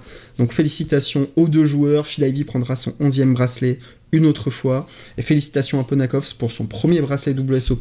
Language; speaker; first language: French; native; French